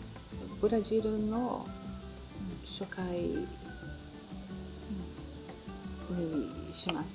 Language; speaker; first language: Japanese; non-native, learner; Portuguese